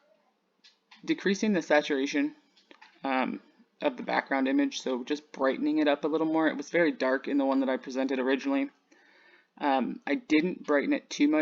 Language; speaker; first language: English; native; English